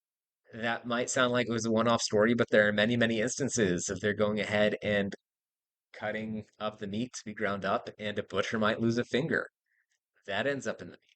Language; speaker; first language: English; native; English